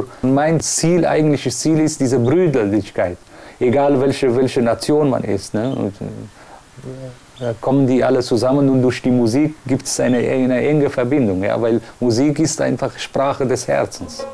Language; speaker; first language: German; non-native, fluent; Persian